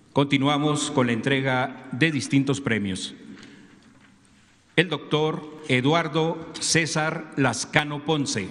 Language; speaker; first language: Spanish; native; Spanish